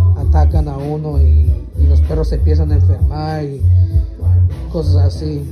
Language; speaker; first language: Spanish; early bilingual, heritage; Spanish